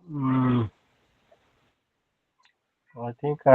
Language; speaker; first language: English; non-native, learner; Spanish